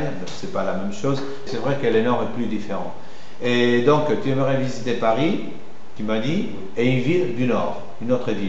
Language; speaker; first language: French; non-native, fluent; Spanish